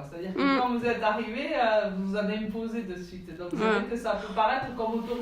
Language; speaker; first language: French; native; French